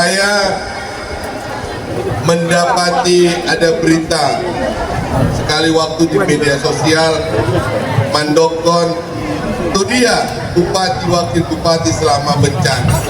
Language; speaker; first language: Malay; non-native, local second language; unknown